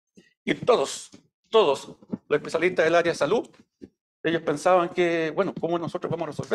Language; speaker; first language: Spanish; native; Spanish